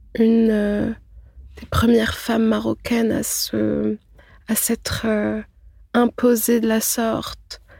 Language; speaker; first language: French; non-native, local second language; Arabic